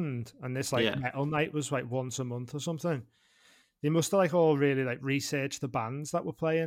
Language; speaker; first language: English; native; English